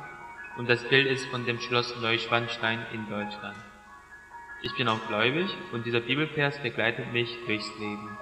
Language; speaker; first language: German; non-native, fluent; Korean